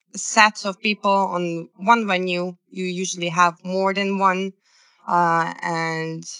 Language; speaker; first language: English; non-native, fluent; Serbian